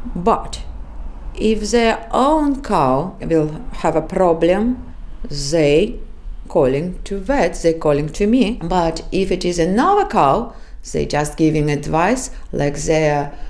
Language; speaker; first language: English; non-native, fluent; Russian